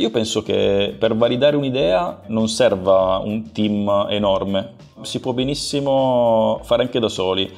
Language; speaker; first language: Italian; native; Italian